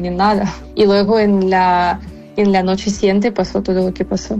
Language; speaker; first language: Spanish; non-native, fluent; Ukrainian